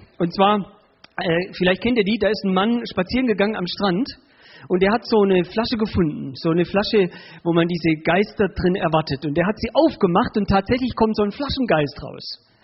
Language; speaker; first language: German; early bilingual, other home language; Spanish